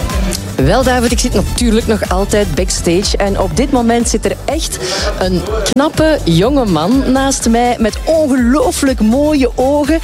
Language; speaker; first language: Dutch; native; Dutch